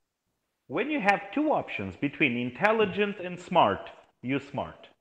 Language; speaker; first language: English; non-native, fluent; Portuguese